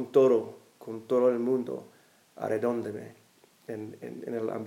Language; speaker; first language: Spanish; non-native, fluent; English